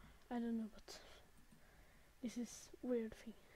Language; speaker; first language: English; non-native, learner; Swedish